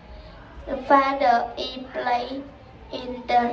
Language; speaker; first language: English; non-native, learner; Vietnamese